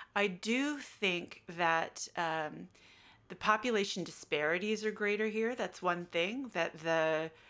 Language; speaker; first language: English; native; English